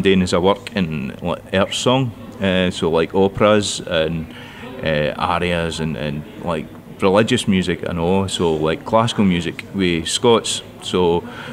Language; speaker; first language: English; non-native, local second language; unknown